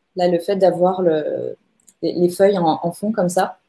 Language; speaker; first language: French; native; French